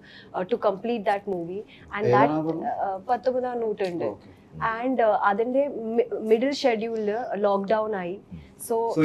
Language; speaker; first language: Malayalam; early bilingual, heritage; Malayalam